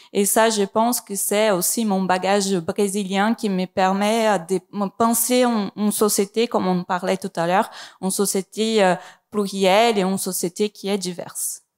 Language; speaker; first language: French; non-native, fluent; Portuguese